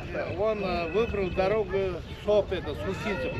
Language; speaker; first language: Russian; non-native, local second language; Kazakh